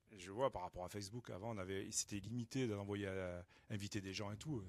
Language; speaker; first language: French; native; French